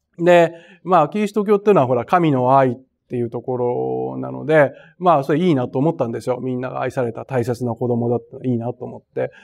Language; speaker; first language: Japanese; native; Japanese